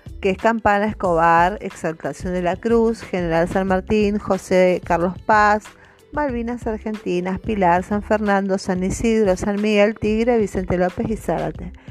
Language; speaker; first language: Spanish; native; Spanish